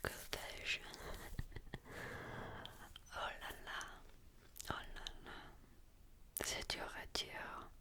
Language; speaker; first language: French; early bilingual, heritage; French